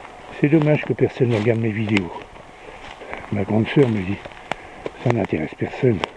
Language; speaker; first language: French; native; French